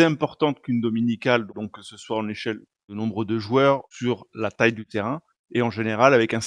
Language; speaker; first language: French; native; French